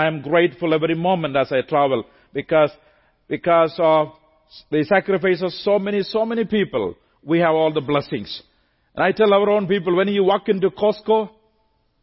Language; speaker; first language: English; non-native, local second language; Malayalam